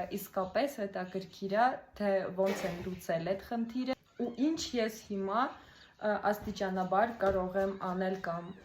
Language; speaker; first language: Armenian; non-native, fluent; Russian